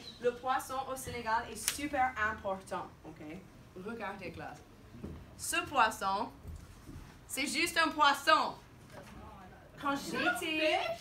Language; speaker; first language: French; non-native, fluent; English